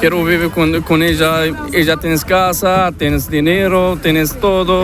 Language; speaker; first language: Spanish; non-native, learner; Arabic